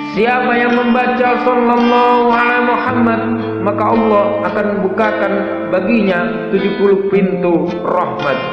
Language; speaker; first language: Indonesian; native; Indonesian